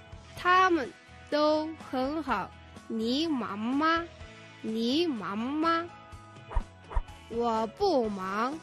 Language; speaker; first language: Chinese; non-native, fluent; Mongolian